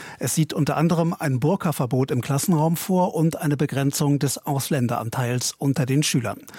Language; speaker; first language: German; native; German